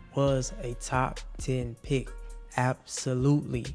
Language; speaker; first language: English; native; English